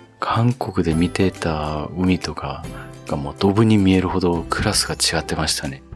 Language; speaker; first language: Japanese; non-native, fluent; Korean